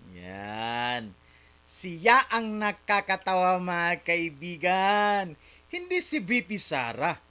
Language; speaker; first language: Filipino; native; Filipino